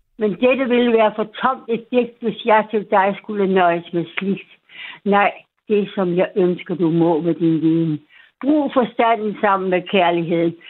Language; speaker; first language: Danish; native; Danish